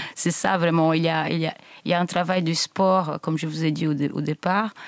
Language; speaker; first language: French; non-native, fluent; Portuguese